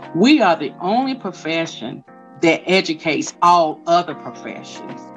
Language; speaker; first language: English; native; English